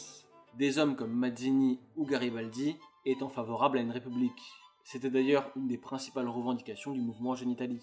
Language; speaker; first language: French; native; French